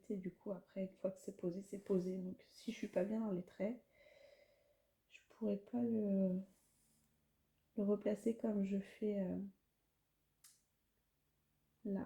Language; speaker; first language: French; native; French